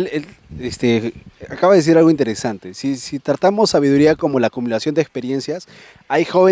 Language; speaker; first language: Spanish; native; Spanish